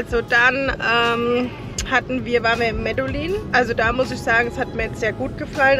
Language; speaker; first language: German; native; German